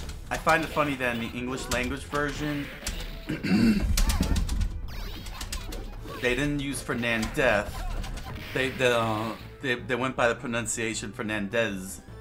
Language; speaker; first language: English; native; English